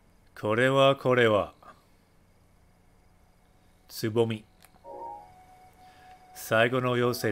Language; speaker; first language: Japanese; non-native, learner; English